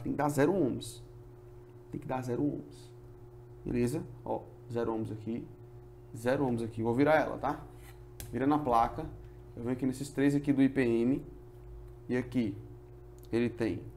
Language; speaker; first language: Portuguese; native; Portuguese